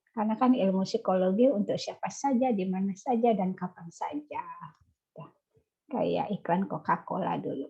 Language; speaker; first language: Indonesian; native; Indonesian